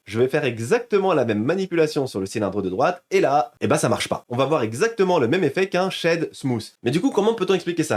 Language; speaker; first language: French; native; French